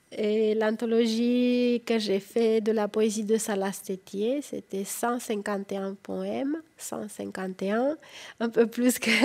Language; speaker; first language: French; non-native, fluent; Romanian